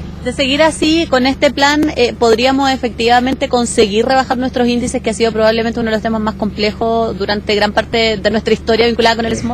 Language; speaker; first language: Spanish; native; Spanish